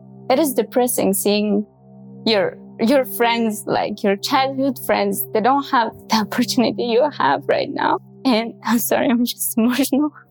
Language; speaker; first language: English; non-native, fluent; Persian